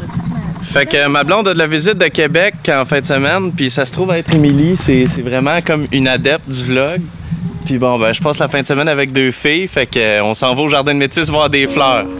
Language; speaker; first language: French; native; French